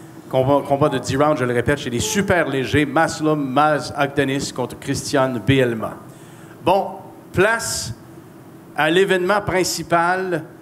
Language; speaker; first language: French; native; French